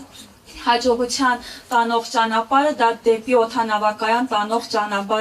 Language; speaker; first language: Armenian; native; Armenian